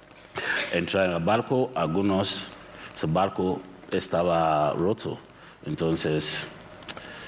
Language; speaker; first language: Spanish; non-native, learner; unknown